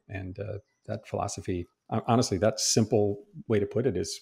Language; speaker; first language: English; native; English